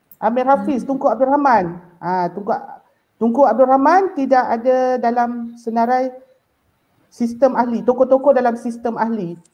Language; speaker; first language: Malay; native; Malay